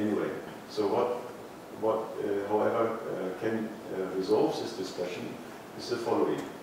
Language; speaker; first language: English; non-native, fluent; German